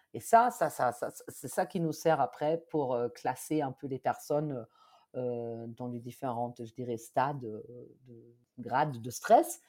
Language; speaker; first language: French; non-native, fluent; German